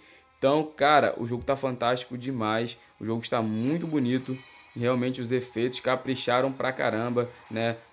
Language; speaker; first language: Portuguese; native; Portuguese